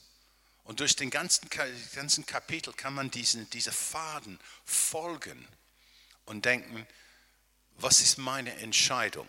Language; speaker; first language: German; non-native, fluent; English